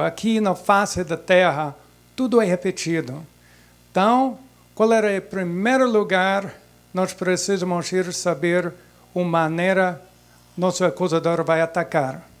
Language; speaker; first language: Portuguese; non-native, fluent; English